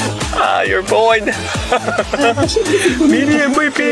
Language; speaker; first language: English; non-native, learner; Korean